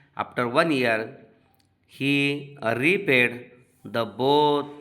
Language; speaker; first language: English; non-native, local second language; Marathi